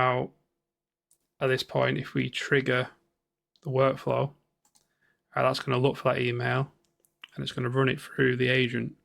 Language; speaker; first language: English; native; English